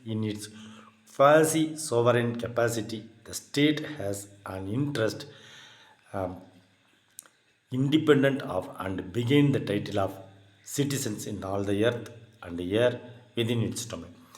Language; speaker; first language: English; non-native, local second language; Tamil